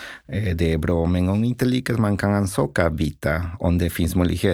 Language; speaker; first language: Swedish; non-native, learner; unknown